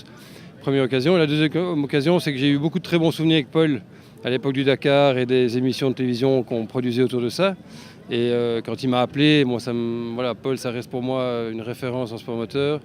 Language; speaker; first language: French; native; French